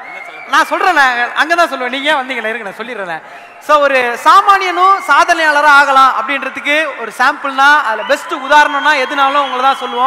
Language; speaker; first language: Tamil; native; Tamil